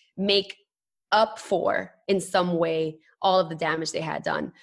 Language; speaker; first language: English; native; English